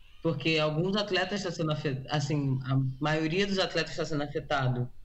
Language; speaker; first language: Portuguese; native; Portuguese